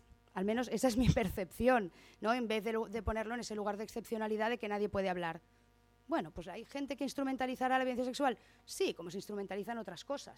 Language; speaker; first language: Spanish; native; Spanish